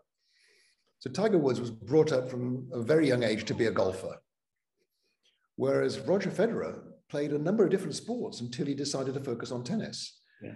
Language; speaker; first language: English; non-native, local second language; Welsh